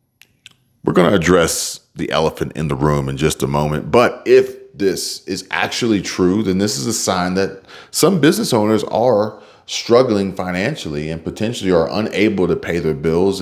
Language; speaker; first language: English; native; English